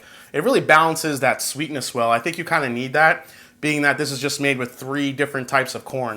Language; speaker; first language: English; native; English